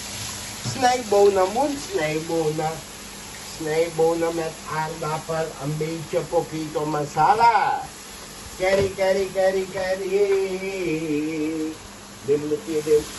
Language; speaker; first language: Dutch; non-native, local second language; Caribbean Hindustani